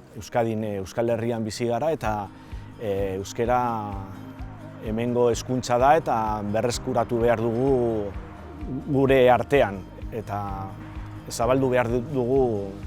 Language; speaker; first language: Basque; non-native, local second language; Spanish